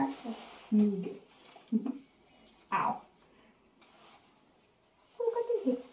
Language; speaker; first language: Finnish; native; Finnish